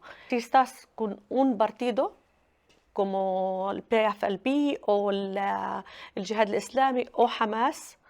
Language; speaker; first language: Spanish; non-native, learner; Arabic